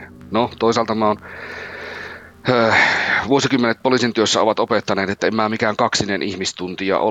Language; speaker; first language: Finnish; native; Finnish